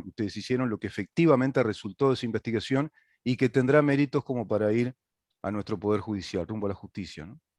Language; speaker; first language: Spanish; native; Spanish